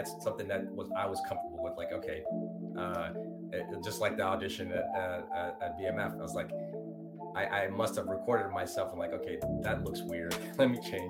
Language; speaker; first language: English; early bilingual, other home language; Italian